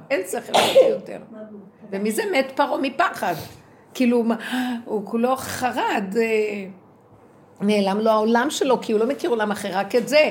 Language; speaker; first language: Hebrew; native; Hebrew